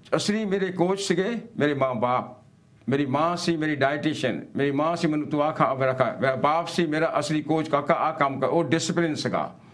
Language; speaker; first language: Punjabi; early bilingual, heritage; Punjabi